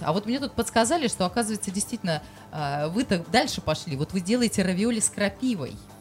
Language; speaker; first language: Russian; native; Russian